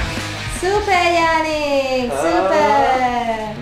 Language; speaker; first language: German; non-native, learner; Spanish